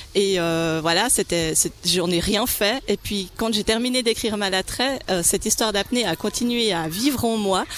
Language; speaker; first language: French; native; French